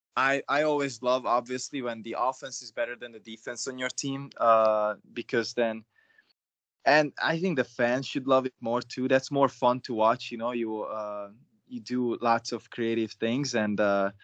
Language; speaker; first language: English; non-native, fluent; Hungarian